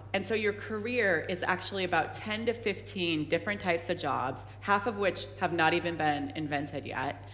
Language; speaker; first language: English; native; English